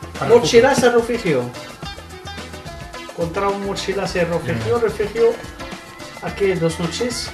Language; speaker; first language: Spanish; non-native, learner; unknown